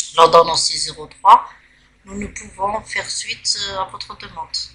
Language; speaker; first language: French; non-native, local second language; Arabic